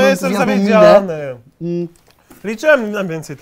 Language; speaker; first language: Polish; native; Polish